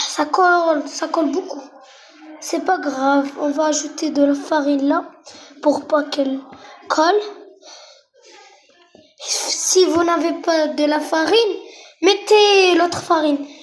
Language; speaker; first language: French; non-native, local second language; Arabic